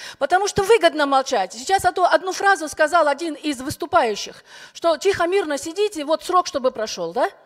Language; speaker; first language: Russian; native; Russian